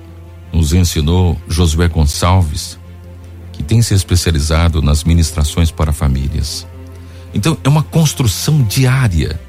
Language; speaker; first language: Portuguese; native; Portuguese